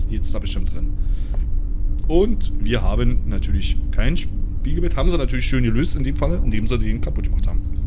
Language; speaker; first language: German; native; German